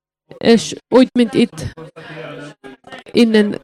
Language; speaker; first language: Hungarian; non-native, learner; Finnish